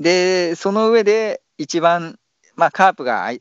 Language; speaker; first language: Japanese; native; Japanese